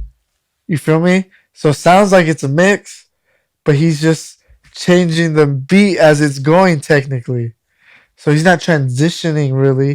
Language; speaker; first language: English; native; English